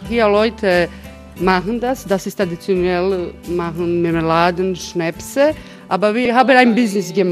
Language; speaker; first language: German; non-native, learner; Croatian